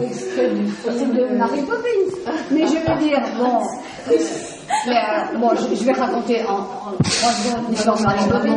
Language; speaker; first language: French; native; French